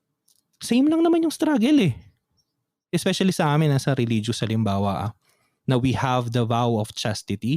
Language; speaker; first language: Filipino; native; Filipino